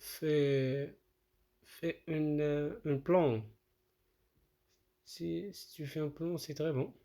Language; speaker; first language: French; non-native, local second language; Arabic